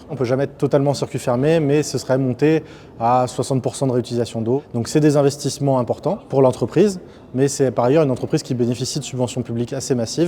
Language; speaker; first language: French; native; French